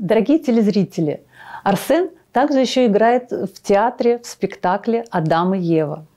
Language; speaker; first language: Russian; native; Russian